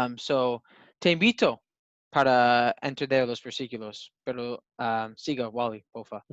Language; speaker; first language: Spanish; non-native, learner; English